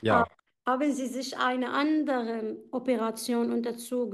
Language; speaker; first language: German; non-native, fluent; Arabic